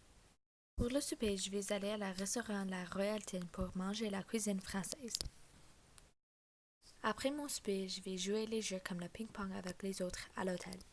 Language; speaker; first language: French; non-native, learner; English